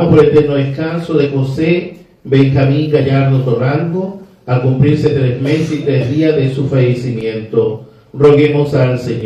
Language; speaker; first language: Spanish; native; Spanish